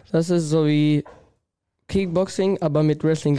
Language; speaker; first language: German; non-native, learner; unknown